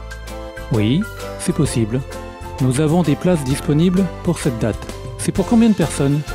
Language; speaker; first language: French; non-native, learner; Azerbaijani